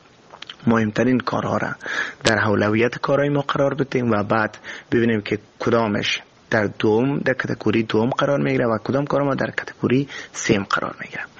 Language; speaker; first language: Persian; native; Persian